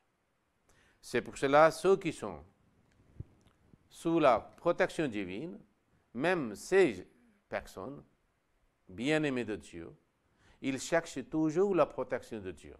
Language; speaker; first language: French; non-native, local second language; Wolof